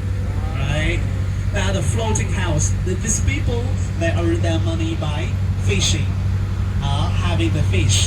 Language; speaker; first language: English; non-native, fluent; Vietnamese